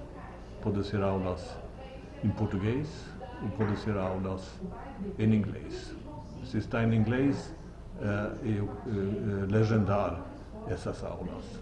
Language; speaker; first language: Portuguese; non-native, learner; Swedish